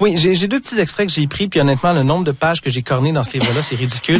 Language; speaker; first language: French; native; French